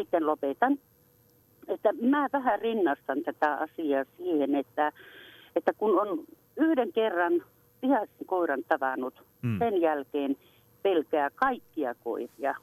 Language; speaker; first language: Finnish; native; Finnish